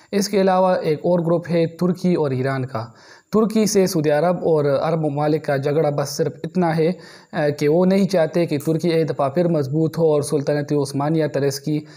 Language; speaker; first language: Urdu; non-native, local second language; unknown